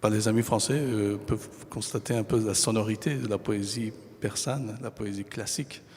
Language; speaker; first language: French; non-native, fluent; Persian